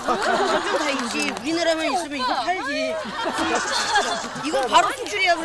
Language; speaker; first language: Korean; native; Korean